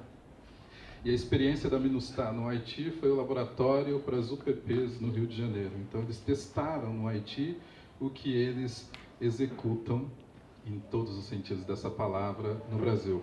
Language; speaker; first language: Portuguese; native; Portuguese